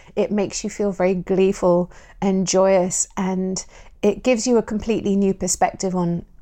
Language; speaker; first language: English; native; English